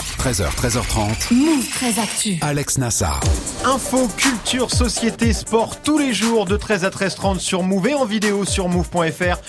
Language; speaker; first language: French; native; French